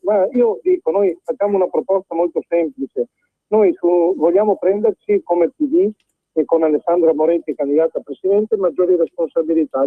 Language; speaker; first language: Italian; native; Italian